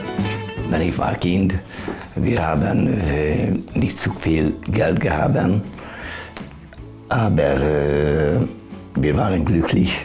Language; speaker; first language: German; non-native, learner; Hungarian